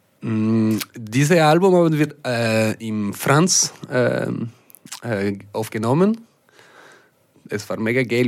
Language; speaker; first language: German; non-native, local second language; French